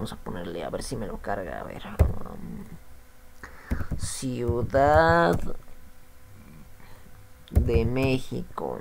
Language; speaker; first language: Spanish; native; Spanish